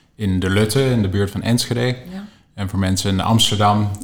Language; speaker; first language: Dutch; non-native, fluent; English